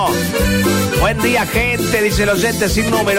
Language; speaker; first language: Spanish; native; Spanish